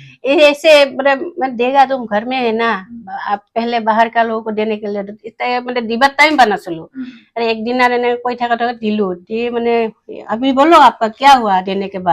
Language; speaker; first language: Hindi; non-native, local second language; Assamese